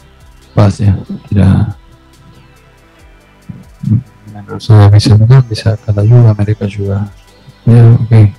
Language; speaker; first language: Indonesian; non-native, fluent; Spanish